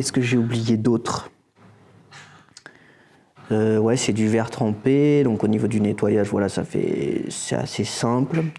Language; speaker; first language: French; native; French